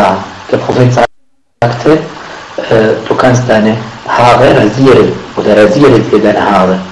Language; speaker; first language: German; non-native, fluent; Arabic